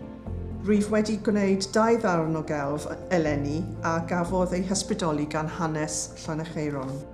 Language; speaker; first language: Welsh; non-native, learner; English